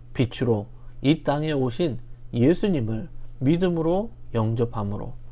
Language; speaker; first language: Korean; native; Korean